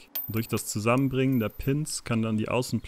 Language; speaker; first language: German; native; German